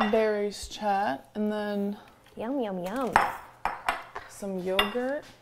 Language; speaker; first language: English; non-native, fluent; Norwegian